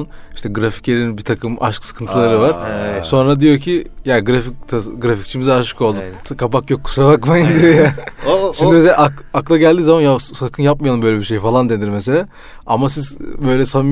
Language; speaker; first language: Turkish; native; Turkish